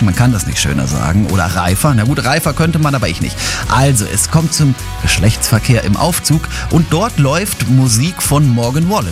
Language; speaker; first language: German; native; German